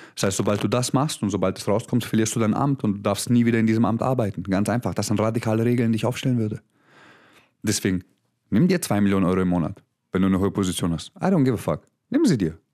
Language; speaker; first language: German; early bilingual, other home language; Croatian